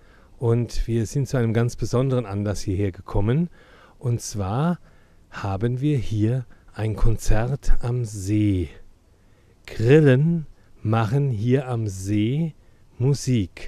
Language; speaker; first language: German; native; German